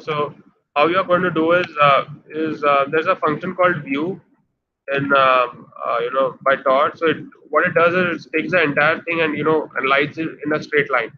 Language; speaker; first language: English; non-native, local second language; Hindi